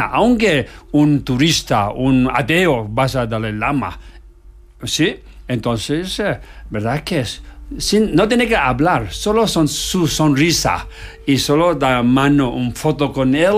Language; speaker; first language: Spanish; non-native, learner; Tibetan